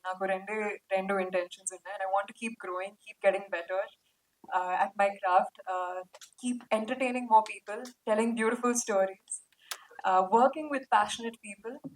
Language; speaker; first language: English; non-native, local second language; Telugu